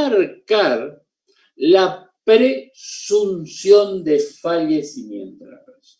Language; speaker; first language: Spanish; native; Spanish